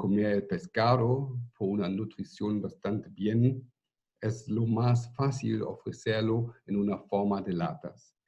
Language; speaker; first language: Spanish; non-native, fluent; German